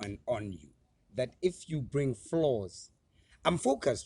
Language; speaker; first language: English; non-native, local second language; Tswana